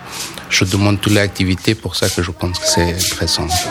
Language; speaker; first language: French; non-native, learner; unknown